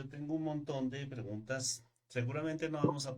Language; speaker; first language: Spanish; native; Spanish